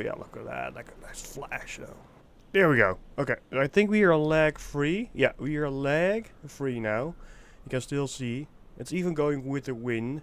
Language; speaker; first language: English; non-native, fluent; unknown